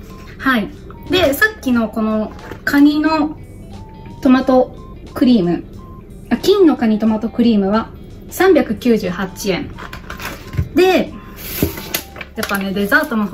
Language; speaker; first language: Japanese; native; Japanese